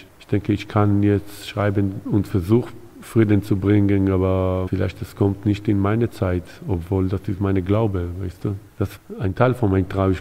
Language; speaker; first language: German; non-native, learner; Hebrew